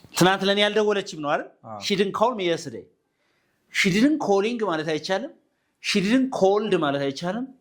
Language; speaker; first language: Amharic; native; Amharic